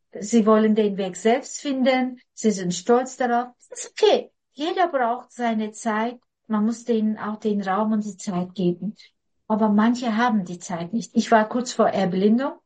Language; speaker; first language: German; non-native, fluent; Turkish